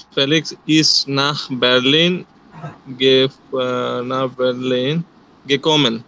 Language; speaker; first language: German; non-native, learner; Bangla